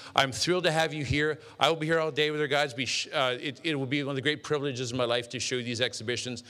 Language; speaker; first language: English; native; English